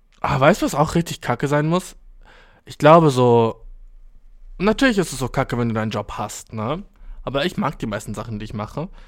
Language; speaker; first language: German; early bilingual, other home language; Albanian